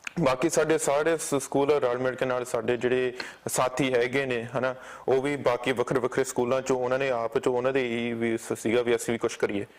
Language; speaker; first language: Punjabi; early bilingual, heritage; Punjabi